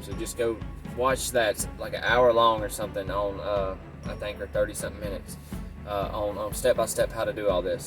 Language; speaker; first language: English; native; English